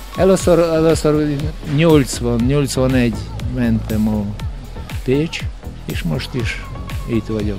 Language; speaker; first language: Hungarian; non-native, learner; Russian